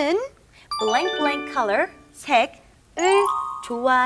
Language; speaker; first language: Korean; non-native, learner; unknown